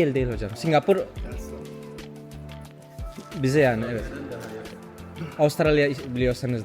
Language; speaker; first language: Turkish; non-native, fluent; Indonesian